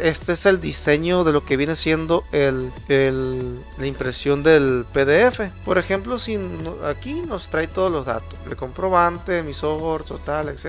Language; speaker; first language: Spanish; native; Spanish